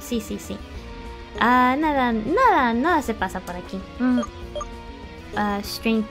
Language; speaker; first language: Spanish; early bilingual, heritage; English